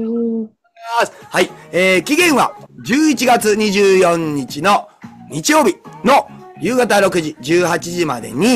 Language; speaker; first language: Japanese; native; Japanese